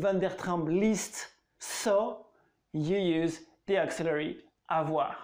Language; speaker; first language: English; non-native, fluent; French